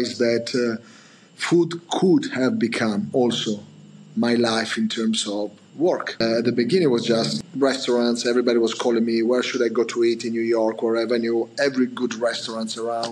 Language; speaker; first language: English; non-native, fluent; Italian